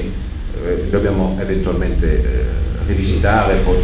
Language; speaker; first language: Italian; native; Italian